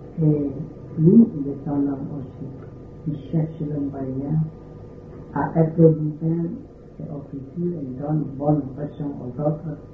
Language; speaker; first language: French; non-native, learner; Vietnamese